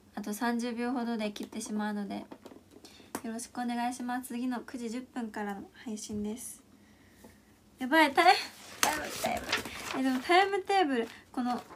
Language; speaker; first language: Japanese; native; Japanese